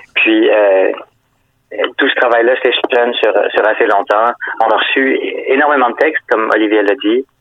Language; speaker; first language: French; native; French